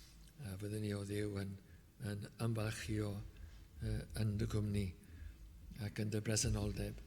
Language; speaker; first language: Welsh; native; Welsh